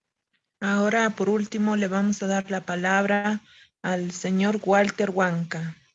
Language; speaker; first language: Spanish; native; Spanish